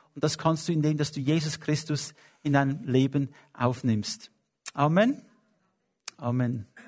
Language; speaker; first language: German; non-native, fluent; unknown